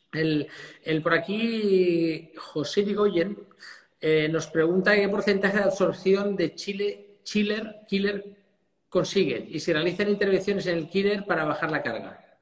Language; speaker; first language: Spanish; native; Spanish